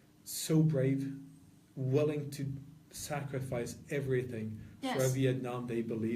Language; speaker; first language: English; non-native, fluent; Norwegian